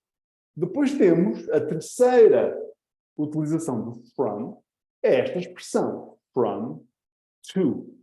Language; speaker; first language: Portuguese; early bilingual, heritage; Portuguese